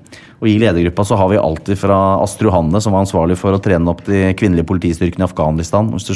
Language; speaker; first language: Norwegian; native; Norwegian